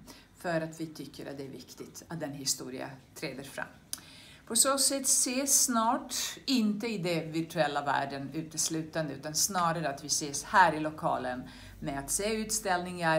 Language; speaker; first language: Swedish; non-native, fluent; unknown